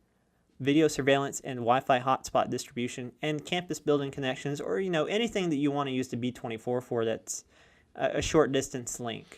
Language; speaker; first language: English; native; English